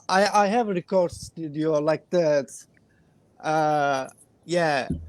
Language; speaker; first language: English; non-native, learner; Kurdish